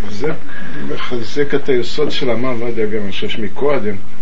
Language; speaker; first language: Hebrew; non-native, fluent; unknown